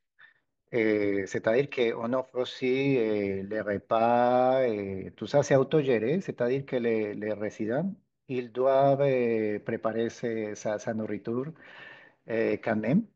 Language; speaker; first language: French; non-native, fluent; Spanish